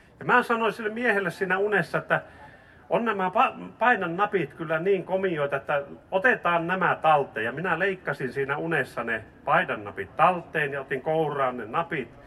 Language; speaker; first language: Finnish; native; Finnish